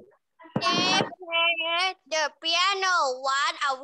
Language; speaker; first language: English; non-native, learner; Thai